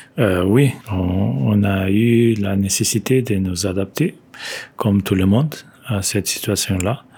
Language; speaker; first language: French; non-native, fluent; Portuguese